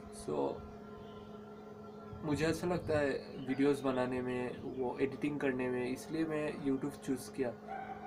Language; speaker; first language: Hindi; non-native, local second language; Bangla